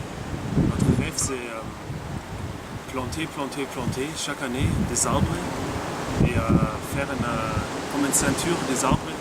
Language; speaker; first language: French; non-native, fluent; German